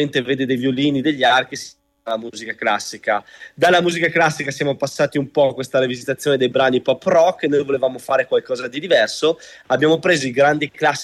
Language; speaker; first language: Italian; native; Italian